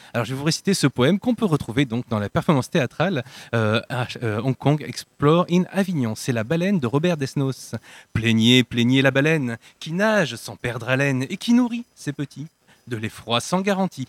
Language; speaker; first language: French; native; French